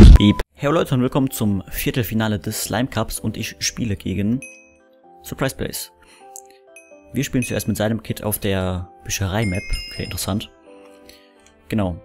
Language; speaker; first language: German; native; German